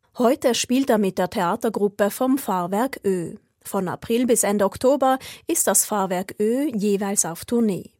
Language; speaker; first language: German; native; German